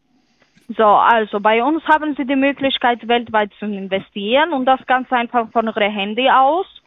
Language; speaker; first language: German; non-native, fluent; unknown